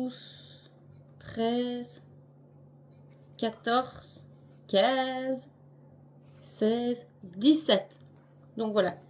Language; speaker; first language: French; native; French